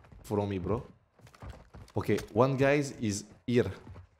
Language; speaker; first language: English; non-native, learner; French